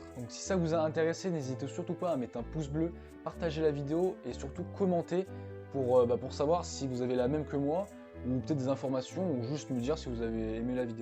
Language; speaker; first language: French; native; French